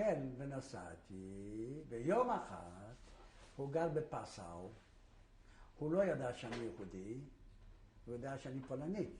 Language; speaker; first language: Hebrew; non-native, fluent; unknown